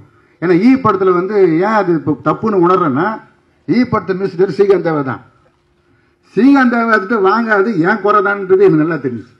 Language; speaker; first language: Tamil; native; Tamil